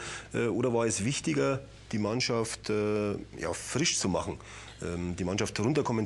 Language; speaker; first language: German; native; German